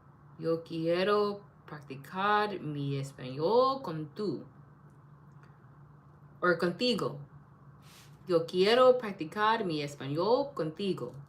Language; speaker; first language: Spanish; non-native, learner; English